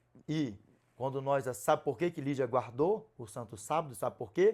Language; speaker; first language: Portuguese; native; Portuguese